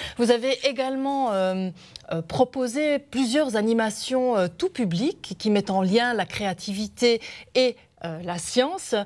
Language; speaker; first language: French; native; French